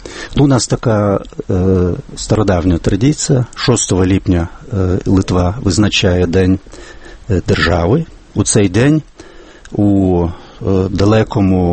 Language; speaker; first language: Ukrainian; non-native, fluent; Lithuanian